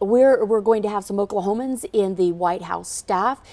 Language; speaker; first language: English; native; English